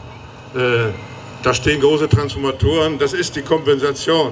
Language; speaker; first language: German; native; German